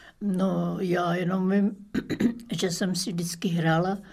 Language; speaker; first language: Czech; early bilingual, other home language; German